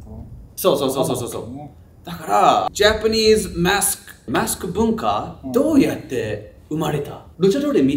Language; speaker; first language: Japanese; non-native, learner; English